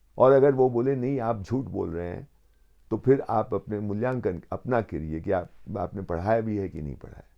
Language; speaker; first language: Hindi; native; Hindi